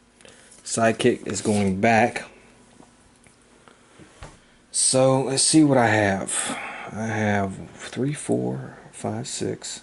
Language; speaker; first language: English; native; English